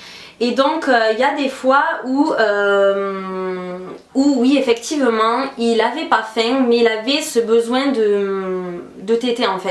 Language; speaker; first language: French; native; French